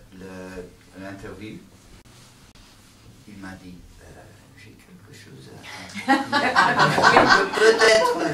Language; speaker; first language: French; non-native, learner; English